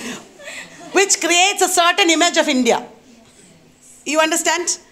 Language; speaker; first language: English; non-native, local second language; Malayalam